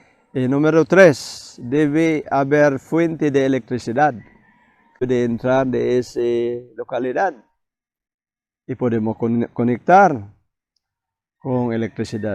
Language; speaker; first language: Spanish; non-native, fluent; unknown